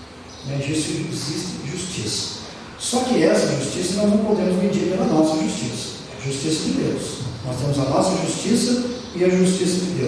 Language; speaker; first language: Portuguese; native; Portuguese